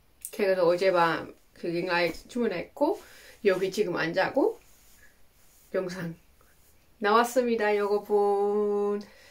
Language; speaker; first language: Korean; non-native, learner; Dutch